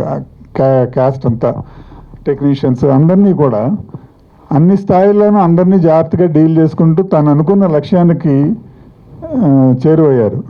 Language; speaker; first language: Telugu; native; Telugu